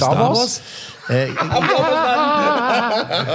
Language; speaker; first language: German; native; German